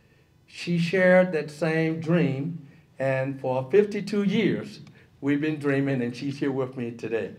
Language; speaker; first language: English; native; English